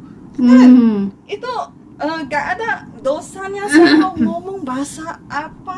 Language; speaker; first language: Indonesian; non-native, fluent; Chinese